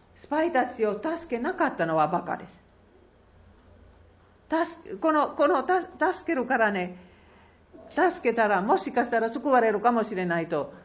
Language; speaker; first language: Japanese; non-native, fluent; Finnish